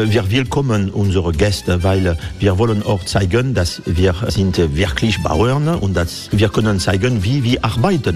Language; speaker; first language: German; non-native, fluent; French